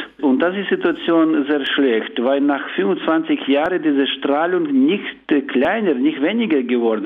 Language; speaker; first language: German; non-native, learner; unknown